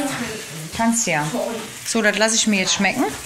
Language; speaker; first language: German; native; German